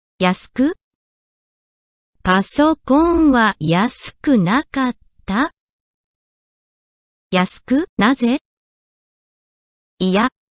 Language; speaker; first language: Japanese; non-native, learner; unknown